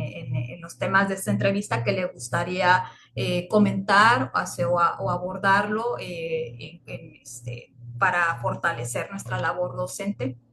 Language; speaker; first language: Spanish; native; Spanish